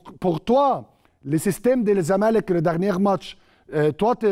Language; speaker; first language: French; non-native, learner; Arabic